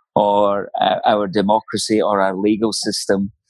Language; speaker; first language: English; native; English